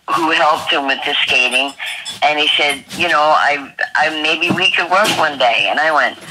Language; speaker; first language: English; native; English